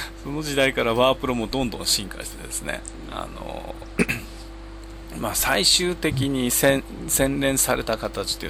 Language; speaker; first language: Japanese; native; Japanese